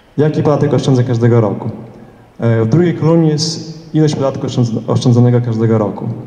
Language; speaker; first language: Polish; early bilingual, heritage; Polish